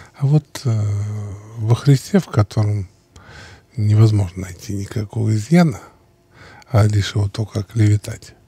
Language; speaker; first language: Russian; native; Russian